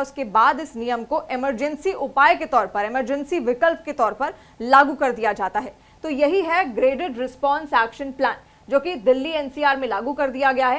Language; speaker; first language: Hindi; native; Hindi